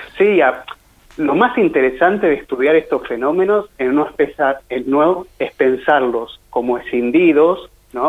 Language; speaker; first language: Spanish; native; Spanish